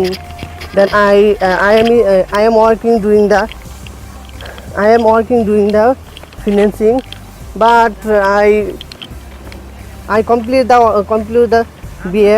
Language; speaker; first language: English; non-native, learner; Bangla